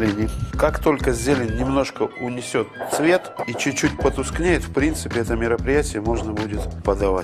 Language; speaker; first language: Russian; native; Russian